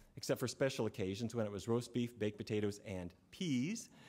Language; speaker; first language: English; native; English